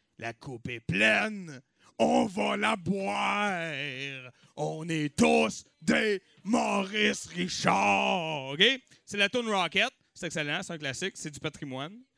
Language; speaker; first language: French; native; French